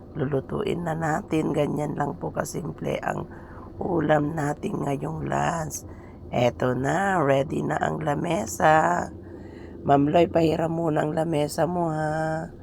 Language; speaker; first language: Filipino; native; Filipino